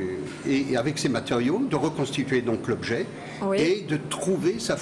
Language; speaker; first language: French; native; French